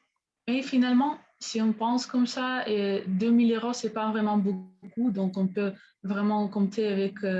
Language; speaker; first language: French; non-native, learner; Spanish